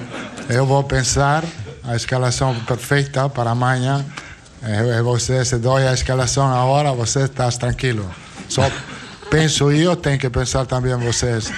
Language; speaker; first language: Portuguese; non-native, fluent; Italian